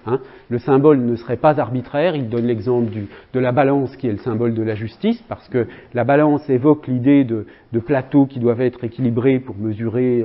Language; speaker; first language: French; native; French